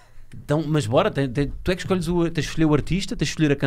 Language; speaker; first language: Portuguese; native; Portuguese